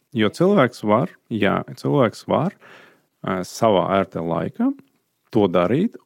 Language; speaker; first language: Latvian; non-native, fluent; Azerbaijani